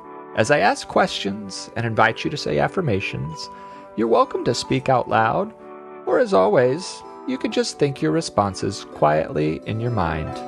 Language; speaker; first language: English; native; English